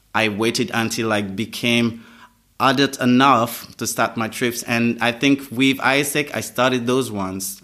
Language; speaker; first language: English; non-native, fluent; French